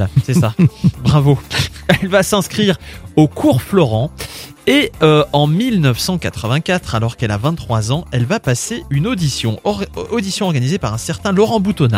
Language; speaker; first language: French; native; French